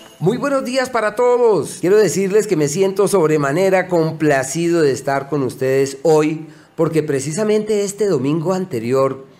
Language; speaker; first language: Spanish; native; Spanish